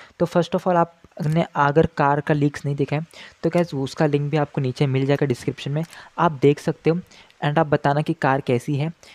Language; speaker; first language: Hindi; native; Hindi